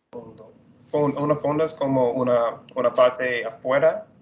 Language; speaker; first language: Spanish; non-native, fluent; English